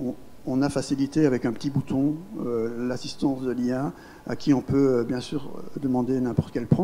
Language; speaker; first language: French; native; French